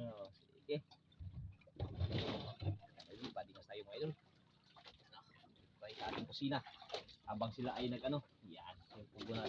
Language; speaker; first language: Filipino; non-native, local second language; Cebuano